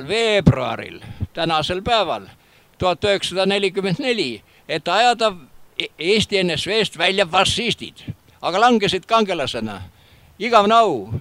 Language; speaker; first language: Estonian; native; Estonian